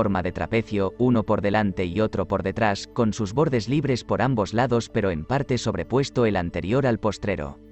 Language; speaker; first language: Spanish; native; Spanish